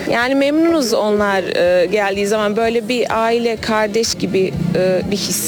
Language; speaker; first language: Turkish; non-native, fluent; Bosnian